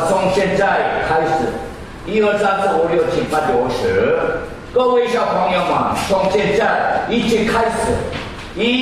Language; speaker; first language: Chinese; non-native, learner; Korean